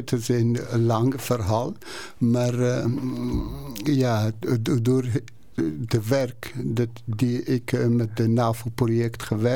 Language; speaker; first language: Dutch; non-native, learner; Persian